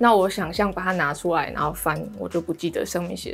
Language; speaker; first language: Chinese; native; Chinese